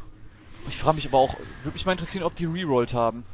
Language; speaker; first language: German; native; German